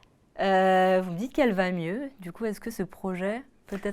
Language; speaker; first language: French; native; French